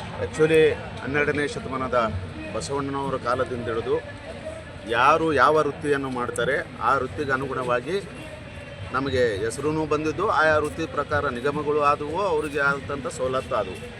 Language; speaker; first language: Kannada; native; Kannada